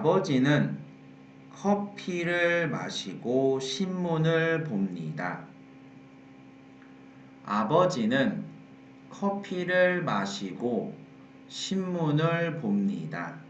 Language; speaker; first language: Korean; non-native, fluent; Vietnamese